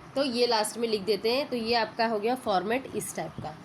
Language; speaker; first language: Hindi; non-native, local second language; Marathi